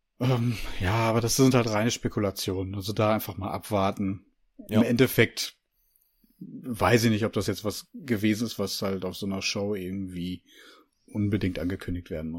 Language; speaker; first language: German; native; German